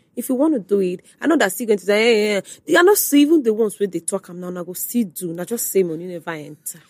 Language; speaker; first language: English; non-native, local second language; Igbo